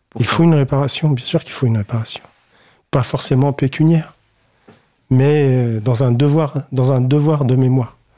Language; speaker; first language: French; early bilingual, other home language; Kabyle